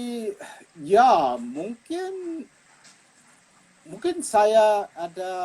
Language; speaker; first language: Indonesian; non-native, fluent; English